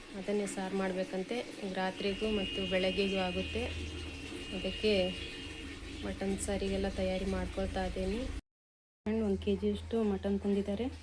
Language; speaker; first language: Kannada; non-native, local second language; Urdu